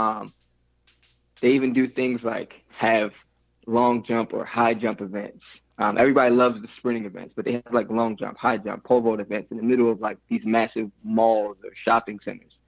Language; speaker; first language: English; native; English